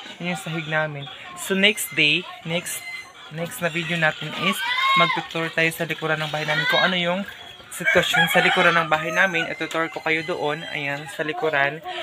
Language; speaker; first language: Filipino; non-native, local second language; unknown